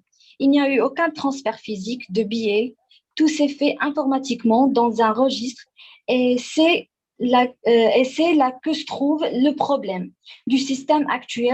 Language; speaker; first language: French; non-native, local second language; Arabic